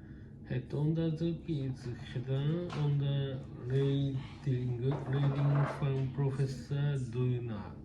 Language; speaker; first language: Dutch; non-native, learner; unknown